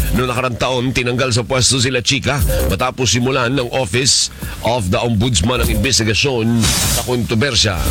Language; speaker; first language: Filipino; native; Filipino